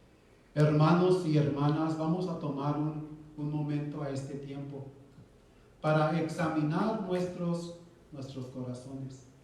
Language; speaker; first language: Spanish; early bilingual, heritage; Spanish